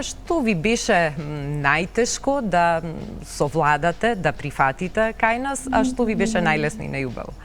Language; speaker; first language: Macedonian; native; Macedonian